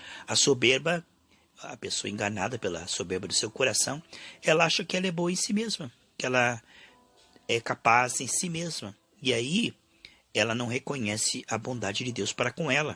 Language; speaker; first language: Portuguese; native; Portuguese